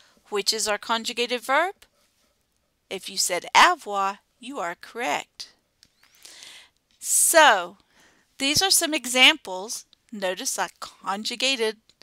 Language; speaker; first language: English; native; English